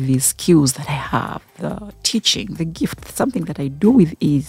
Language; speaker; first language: English; non-native, local second language; Ganda